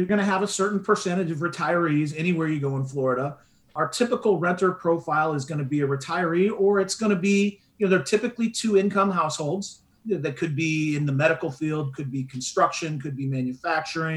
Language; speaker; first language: English; native; English